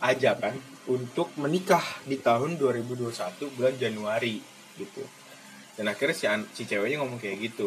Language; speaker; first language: Indonesian; native; Indonesian